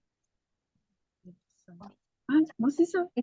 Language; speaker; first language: Korean; non-native, learner; Indonesian